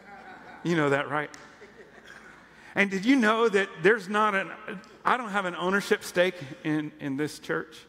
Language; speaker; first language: English; native; English